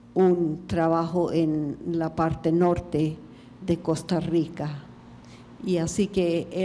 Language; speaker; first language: Spanish; early bilingual, heritage; English